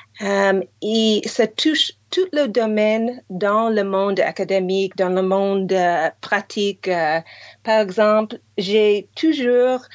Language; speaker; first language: French; non-native, fluent; English